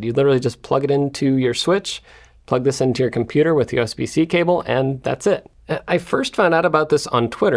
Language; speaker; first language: English; native; English